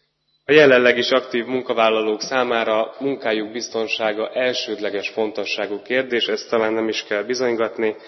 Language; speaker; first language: Hungarian; native; Hungarian